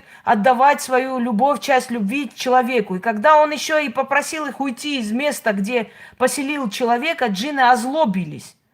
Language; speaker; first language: Russian; native; Russian